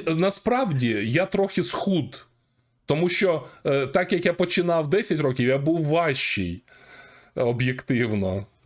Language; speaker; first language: Ukrainian; native; Ukrainian